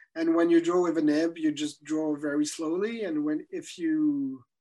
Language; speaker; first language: English; non-native, fluent; French